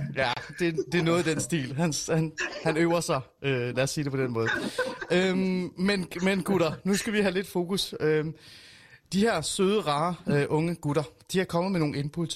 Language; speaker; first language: Danish; early bilingual, other home language; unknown